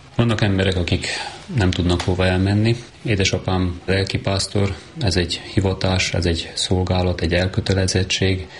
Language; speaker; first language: Hungarian; native; Hungarian